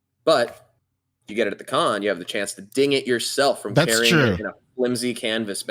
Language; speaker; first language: English; native; English